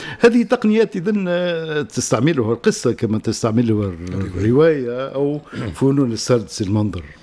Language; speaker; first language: Arabic; native; Arabic